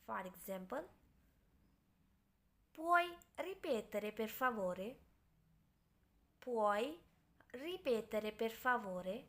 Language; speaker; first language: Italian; non-native, fluent; Urdu